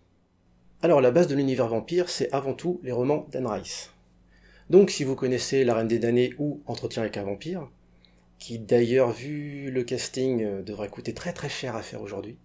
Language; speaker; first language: French; native; French